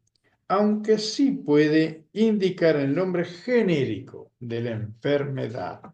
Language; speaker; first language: Spanish; native; Spanish